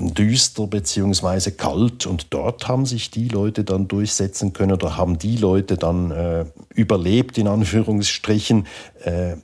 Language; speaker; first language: German; native; German